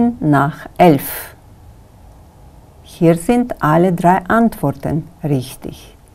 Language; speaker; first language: German; non-native, fluent; Kyrgyz